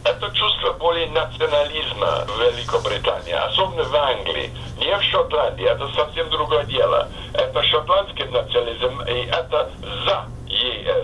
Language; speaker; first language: Russian; non-native, fluent; English